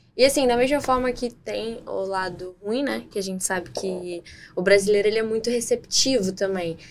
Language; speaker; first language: Portuguese; native; Portuguese